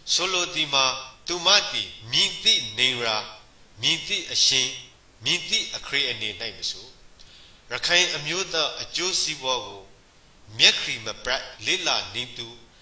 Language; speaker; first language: Burmese; native; Burmese